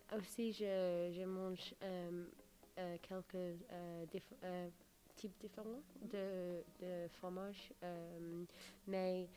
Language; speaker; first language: French; non-native, learner; English